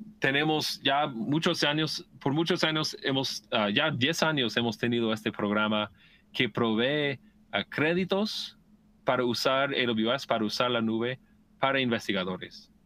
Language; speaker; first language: Spanish; non-native, fluent; English